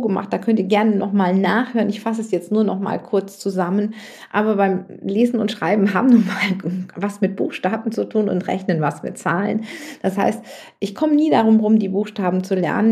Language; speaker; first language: German; native; German